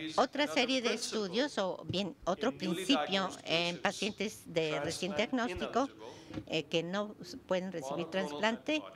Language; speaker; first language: Spanish; non-native, fluent; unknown